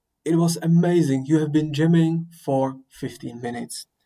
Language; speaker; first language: English; non-native, fluent; Czech